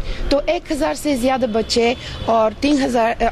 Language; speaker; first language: Hindi; non-native, fluent; Bulgarian